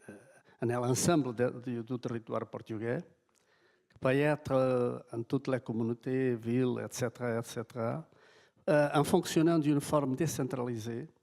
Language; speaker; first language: French; non-native, fluent; Portuguese